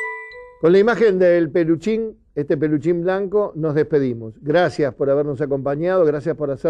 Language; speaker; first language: Spanish; native; Spanish